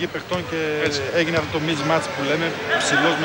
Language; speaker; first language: Greek; native; Greek